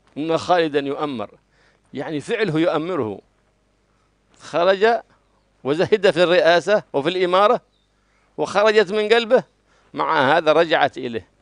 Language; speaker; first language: Arabic; native; Arabic